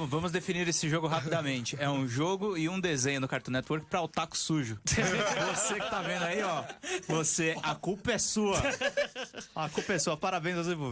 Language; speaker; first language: Portuguese; native; Portuguese